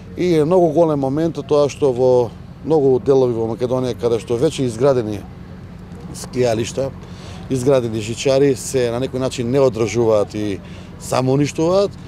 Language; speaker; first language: Macedonian; native; Macedonian